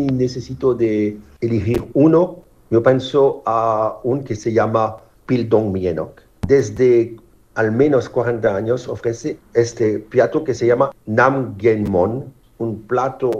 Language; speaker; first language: Spanish; non-native, fluent; French